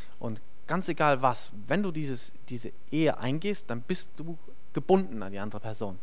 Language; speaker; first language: German; native; German